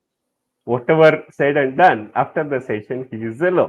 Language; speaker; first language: English; non-native, local second language; Tamil